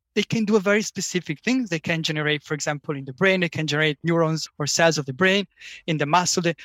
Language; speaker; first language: English; non-native, fluent; Italian